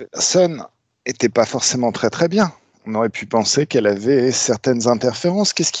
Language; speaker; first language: French; native; French